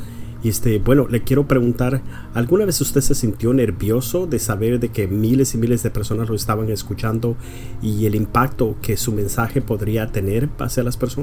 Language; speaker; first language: Spanish; early bilingual, heritage; Spanish